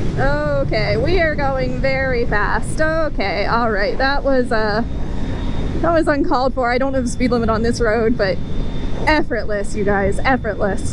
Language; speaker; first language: English; native; English